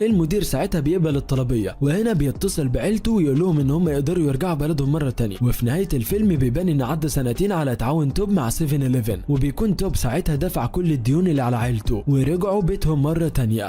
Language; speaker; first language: Arabic; native; Arabic